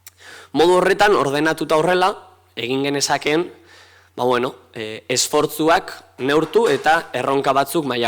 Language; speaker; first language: Basque; native; Basque